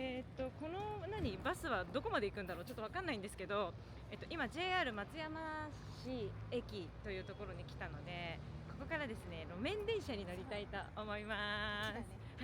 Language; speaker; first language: Japanese; native; Japanese